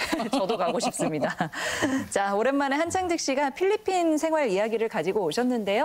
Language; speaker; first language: Korean; native; Korean